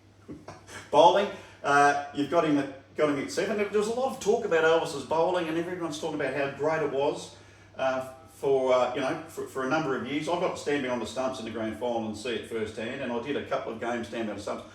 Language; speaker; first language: English; native; English